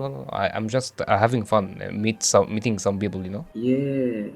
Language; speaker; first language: English; non-native, learner; Arabic